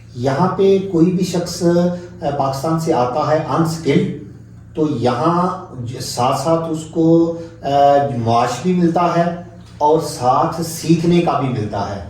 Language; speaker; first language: Urdu; non-native, local second language; Punjabi